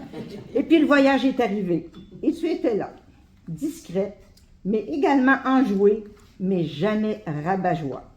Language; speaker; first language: French; native; French